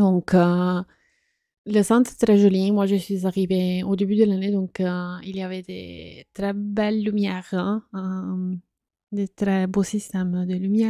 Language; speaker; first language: French; non-native, fluent; Italian